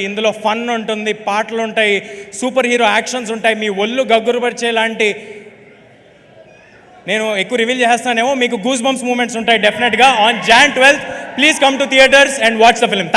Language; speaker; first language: Telugu; native; Telugu